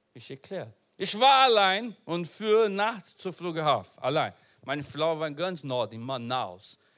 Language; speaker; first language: German; non-native, learner; Portuguese